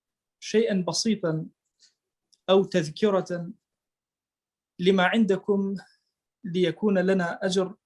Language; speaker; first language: Arabic; non-native, local second language; Kurdish